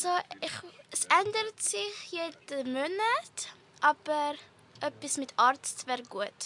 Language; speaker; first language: German; native; German